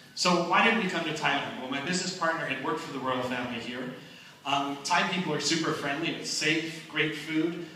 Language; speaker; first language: English; native; English